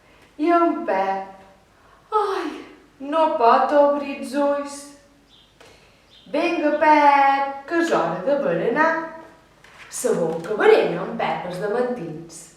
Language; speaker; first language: Catalan; native; Catalan